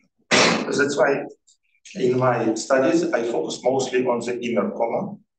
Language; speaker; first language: English; non-native, fluent; Russian